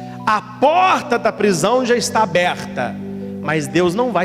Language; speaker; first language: Portuguese; native; Portuguese